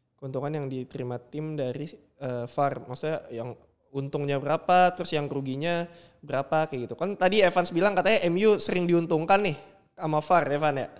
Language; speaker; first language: Indonesian; native; Indonesian